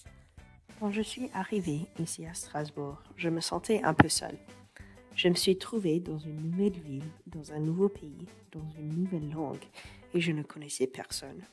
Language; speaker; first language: French; non-native, fluent; English